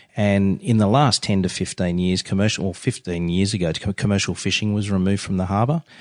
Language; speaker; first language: English; native; English